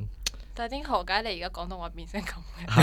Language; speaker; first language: Chinese; native; Chinese